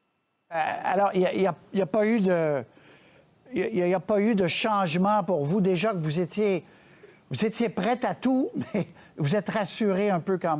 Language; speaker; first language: French; native; French